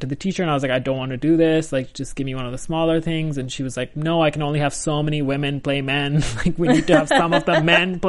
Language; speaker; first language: English; non-native, local second language; Hindi